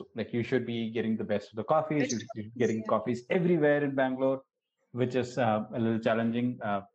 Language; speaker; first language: English; non-native, local second language; Gujarati